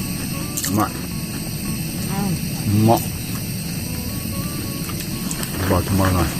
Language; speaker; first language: Japanese; native; Japanese